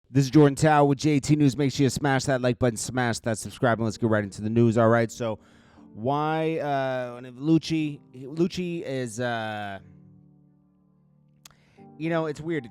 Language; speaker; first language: English; native; English